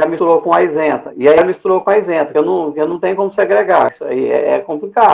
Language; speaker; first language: Portuguese; native; Portuguese